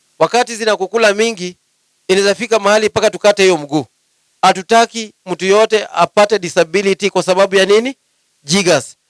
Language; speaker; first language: Swahili; non-native, local second language; Luyia